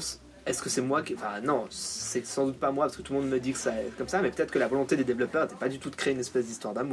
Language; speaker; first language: French; native; French